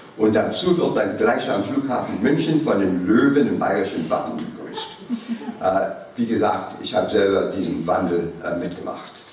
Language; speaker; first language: German; non-native, fluent; English